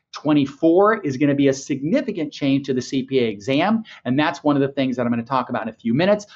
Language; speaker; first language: English; native; English